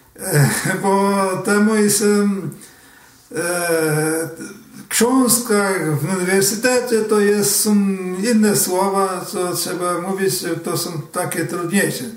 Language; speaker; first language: Polish; early bilingual, heritage; Portuguese